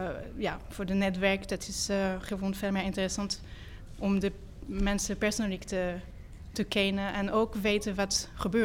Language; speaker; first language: Dutch; non-native, fluent; French